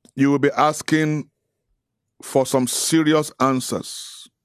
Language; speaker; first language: English; non-native, local second language; Yoruba